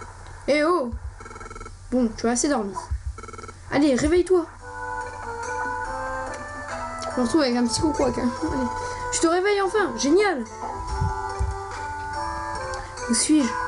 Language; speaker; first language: French; native; French